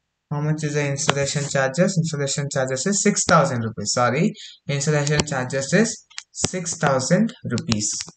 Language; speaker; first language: English; non-native, local second language; Kannada